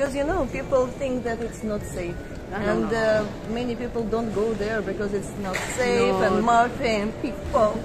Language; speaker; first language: English; non-native, fluent; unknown